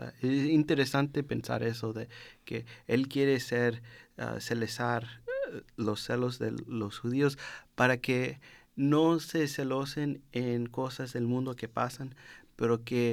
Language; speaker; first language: Spanish; non-native, learner; English